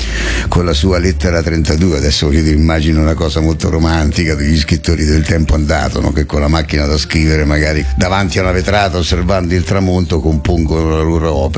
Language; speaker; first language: Italian; native; Italian